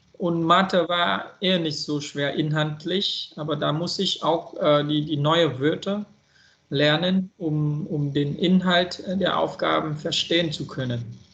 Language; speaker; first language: German; non-native, fluent; Vietnamese